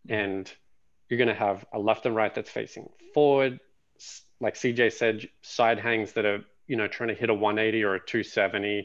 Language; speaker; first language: English; native; English